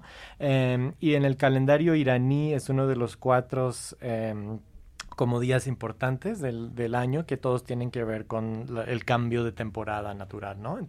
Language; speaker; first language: Spanish; non-native, fluent; English